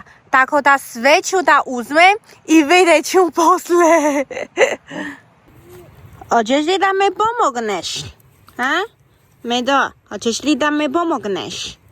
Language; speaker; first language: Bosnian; non-native, learner; Chinese